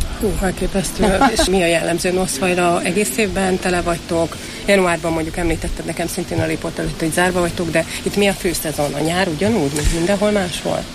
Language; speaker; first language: Hungarian; native; Hungarian